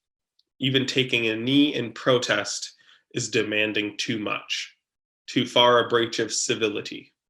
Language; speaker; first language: English; native; English